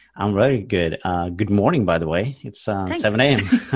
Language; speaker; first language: English; non-native, fluent; Norwegian